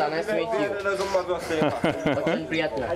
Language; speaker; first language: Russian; non-native, learner; Swahili